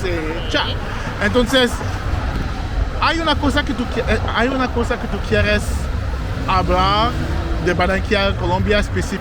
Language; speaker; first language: Spanish; non-native, learner; English